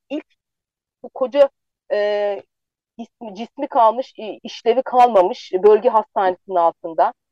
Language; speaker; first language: Turkish; native; Turkish